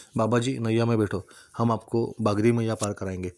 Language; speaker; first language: Hindi; non-native, local second language; Marathi